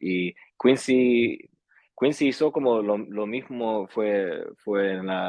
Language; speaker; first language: Spanish; early bilingual, heritage; Swedish